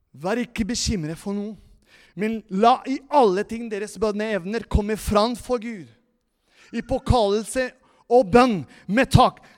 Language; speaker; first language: Norwegian; non-native, fluent; Spanish